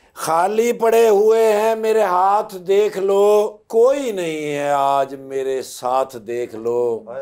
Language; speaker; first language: Urdu; non-native, local second language; Punjabi